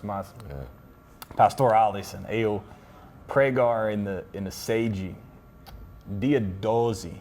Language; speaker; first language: Portuguese; non-native, learner; English